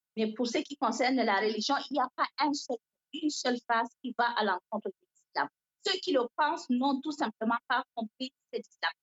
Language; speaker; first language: French; non-native, local second language; Fula